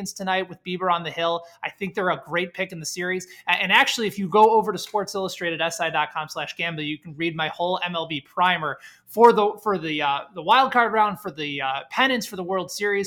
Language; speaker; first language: English; native; English